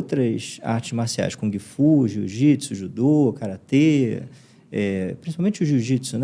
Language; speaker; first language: Portuguese; native; Portuguese